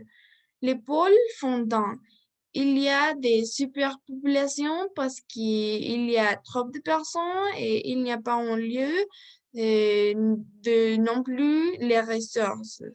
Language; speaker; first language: French; non-native, learner; Spanish